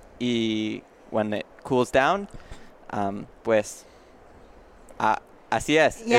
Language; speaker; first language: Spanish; non-native, learner; English